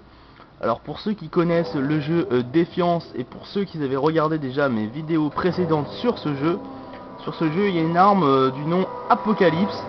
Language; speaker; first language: French; native; French